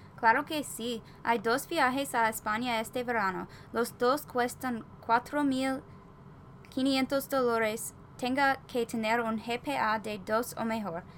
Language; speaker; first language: Spanish; non-native, learner; English